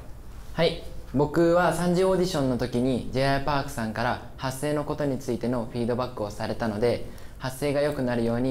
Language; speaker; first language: Japanese; native; Japanese